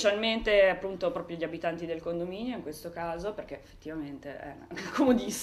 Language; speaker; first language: Italian; native; Italian